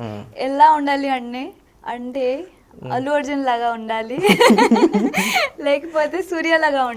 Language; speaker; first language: Telugu; non-native, local second language; Odia